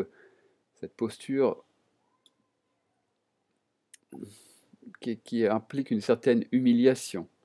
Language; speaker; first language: French; native; French